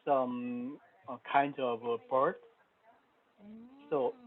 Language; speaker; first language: English; non-native, learner; Korean